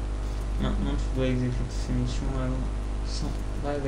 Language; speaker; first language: French; native; French